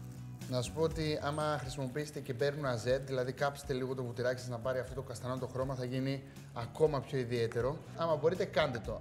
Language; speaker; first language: Greek; native; Greek